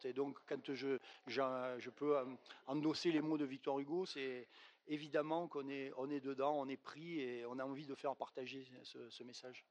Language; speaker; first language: French; native; French